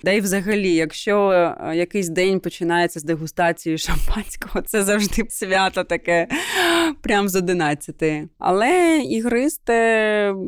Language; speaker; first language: Ukrainian; non-native, local second language; Russian